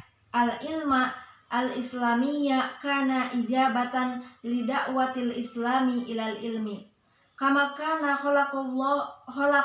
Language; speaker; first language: Arabic; non-native, learner; Indonesian